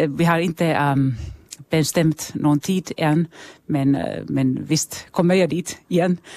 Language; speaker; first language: Swedish; non-native, local second language; Finnish